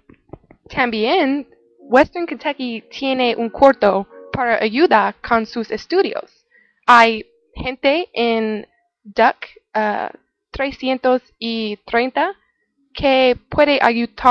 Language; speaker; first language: Spanish; non-native, learner; English